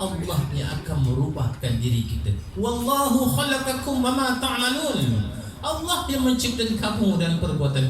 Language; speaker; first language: Malay; native; Malay